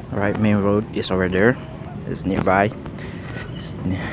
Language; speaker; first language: English; non-native, fluent; Tetum